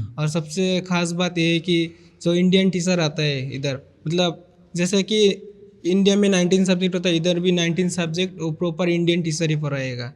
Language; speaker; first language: Hindi; non-native, local second language; Assamese